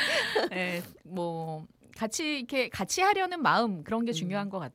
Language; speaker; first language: Korean; native; Korean